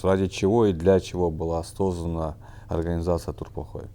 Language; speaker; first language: Russian; non-native, local second language; Chechen